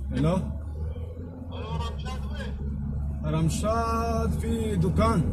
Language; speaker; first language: Arabic; non-native, learner; Hindi